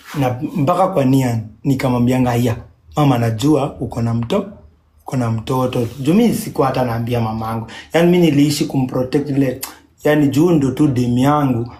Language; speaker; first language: Swahili; native; Swahili